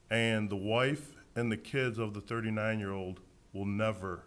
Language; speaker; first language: English; native; English